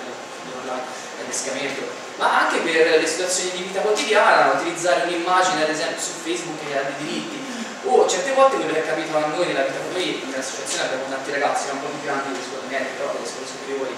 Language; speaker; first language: Italian; native; Italian